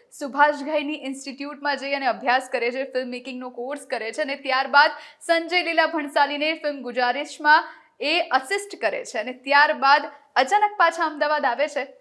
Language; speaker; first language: Gujarati; native; Gujarati